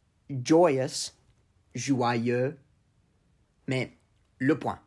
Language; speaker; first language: French; non-native, fluent; English